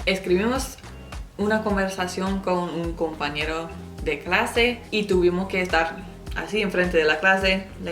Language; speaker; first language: Spanish; non-native, fluent; English